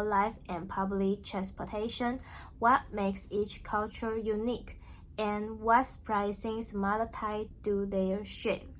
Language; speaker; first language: English; non-native, learner; Chinese